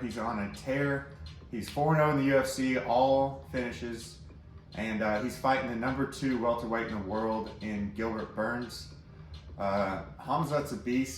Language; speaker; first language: English; native; English